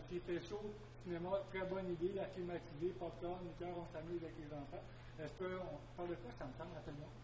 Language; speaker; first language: French; native; French